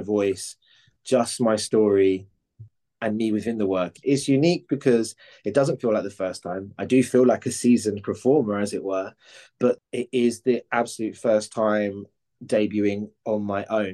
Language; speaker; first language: English; native; English